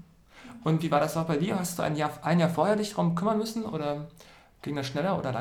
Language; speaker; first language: German; native; German